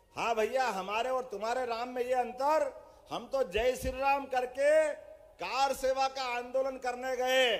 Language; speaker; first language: Hindi; native; Hindi